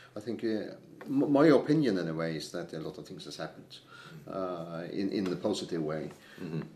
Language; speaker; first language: English; non-native, fluent; Norwegian